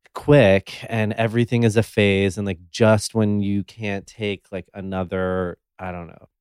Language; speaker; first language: English; native; English